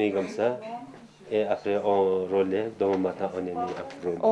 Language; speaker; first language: French; non-native, learner; Sherpa